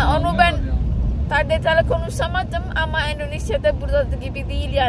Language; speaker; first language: Turkish; non-native, learner; Indonesian